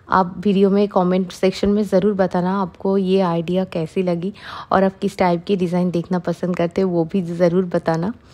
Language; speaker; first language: Hindi; non-native, local second language; Bangla